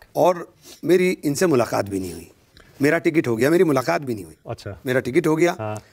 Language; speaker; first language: Hindi; native; Hindi